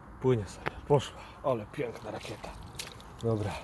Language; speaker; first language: Polish; native; Polish